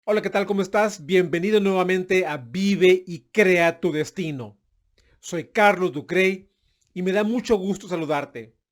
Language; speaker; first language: Spanish; native; Spanish